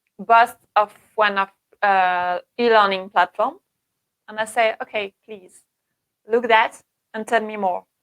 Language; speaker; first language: English; non-native, learner; French